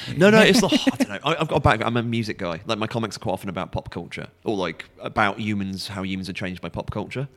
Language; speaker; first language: English; native; English